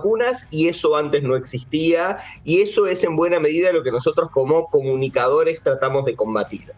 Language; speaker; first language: Spanish; native; Spanish